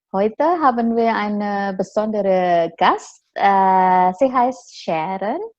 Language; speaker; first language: German; non-native, fluent; Indonesian